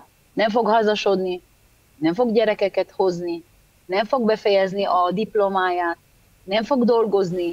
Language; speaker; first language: Hungarian; early bilingual, heritage; Hebrew